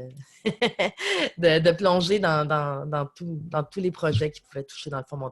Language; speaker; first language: French; native; French